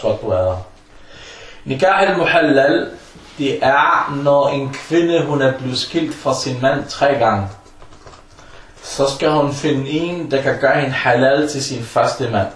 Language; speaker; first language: Danish; early bilingual, other home language; Arabic